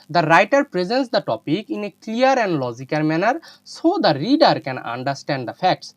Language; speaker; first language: English; non-native, local second language; Bangla